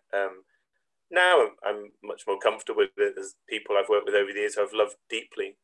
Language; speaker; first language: English; native; English